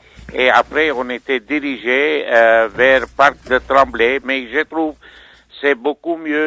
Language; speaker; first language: French; non-native, fluent; Armenian